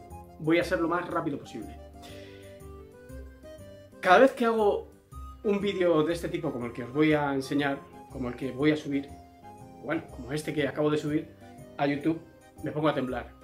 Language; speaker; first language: Spanish; native; Spanish